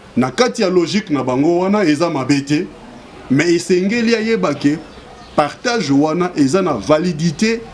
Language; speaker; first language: Lingala; non-native, local second language; Kongo